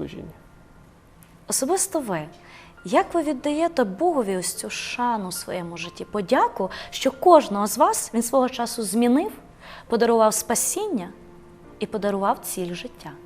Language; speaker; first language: Ukrainian; native; Ukrainian